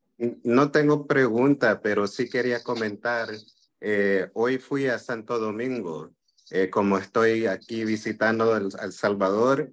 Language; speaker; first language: Spanish; early bilingual, heritage; Spanish